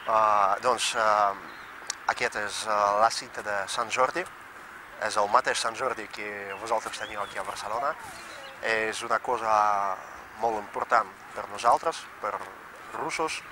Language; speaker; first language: Catalan; non-native, fluent; Russian